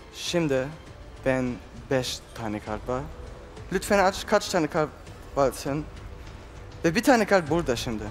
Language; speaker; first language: Turkish; non-native, learner; German